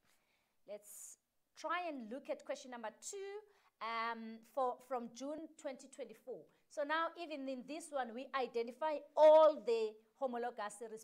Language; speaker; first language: English; non-native, local second language; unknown